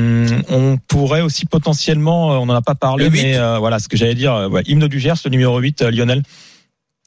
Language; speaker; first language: French; native; French